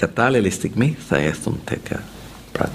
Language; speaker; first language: Greek; non-native, learner; English